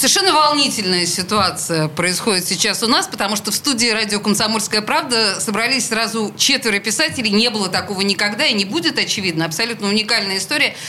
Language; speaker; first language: Russian; native; Russian